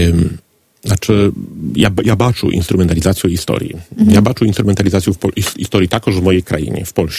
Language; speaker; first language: Polish; non-native, learner; Ukrainian